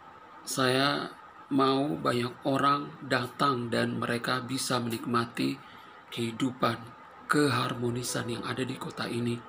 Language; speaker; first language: Indonesian; non-native, fluent; Persian